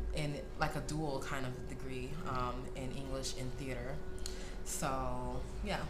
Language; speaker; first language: English; native; English